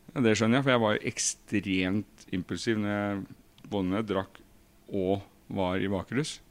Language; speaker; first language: Norwegian; native; Norwegian